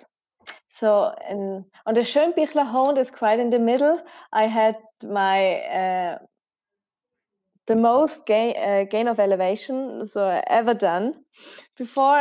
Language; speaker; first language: English; non-native, fluent; German